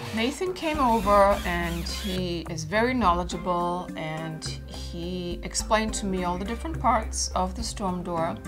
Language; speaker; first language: English; non-native, fluent; German